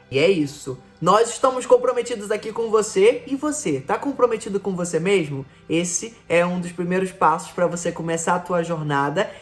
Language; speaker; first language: Portuguese; native; Portuguese